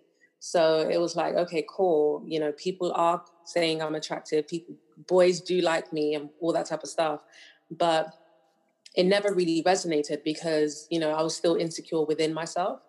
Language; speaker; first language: English; native; English